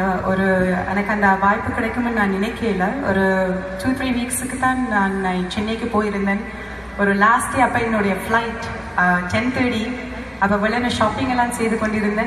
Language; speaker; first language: Tamil; early bilingual, heritage; Tamil